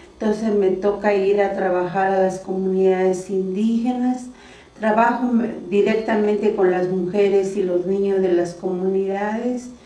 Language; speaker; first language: Spanish; non-native, local second language; Tzotzil